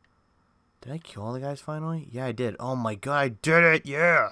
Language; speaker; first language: English; native; English